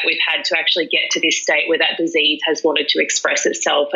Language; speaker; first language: English; native; English